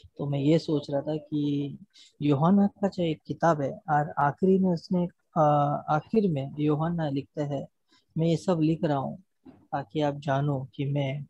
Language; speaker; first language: Hindi; native; Hindi